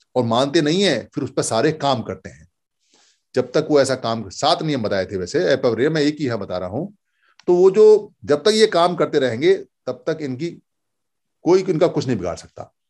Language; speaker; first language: Hindi; native; Hindi